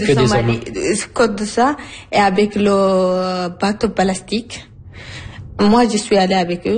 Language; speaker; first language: French; non-native, learner; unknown